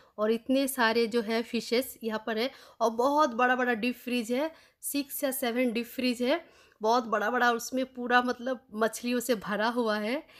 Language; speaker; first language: Hindi; non-native, local second language; Bangla